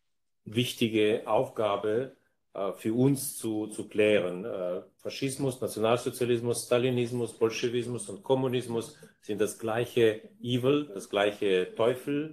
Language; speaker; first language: German; non-native, fluent; Bulgarian